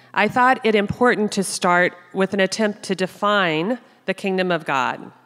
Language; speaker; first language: English; native; English